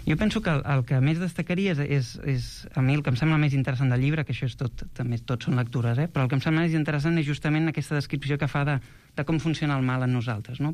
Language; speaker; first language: Catalan; native; Catalan